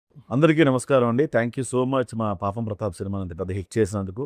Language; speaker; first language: Telugu; native; Telugu